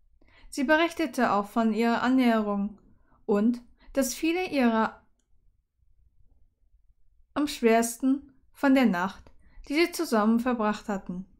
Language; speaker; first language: German; native; German